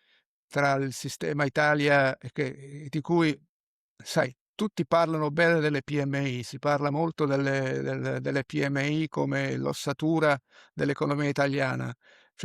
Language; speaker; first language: Italian; native; Italian